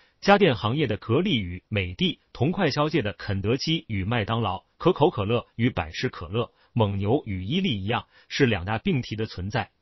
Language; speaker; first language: Chinese; native; Chinese